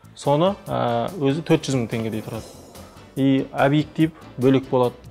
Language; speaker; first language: Kazakh; early bilingual, heritage; Kazakh